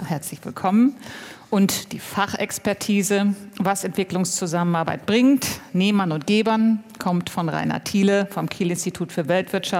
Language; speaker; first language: German; native; German